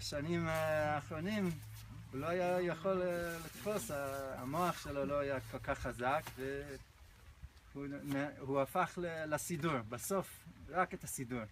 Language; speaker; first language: Hebrew; non-native, fluent; English